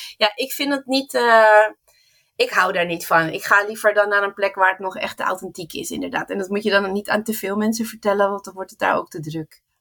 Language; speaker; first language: Dutch; early bilingual, heritage; Dutch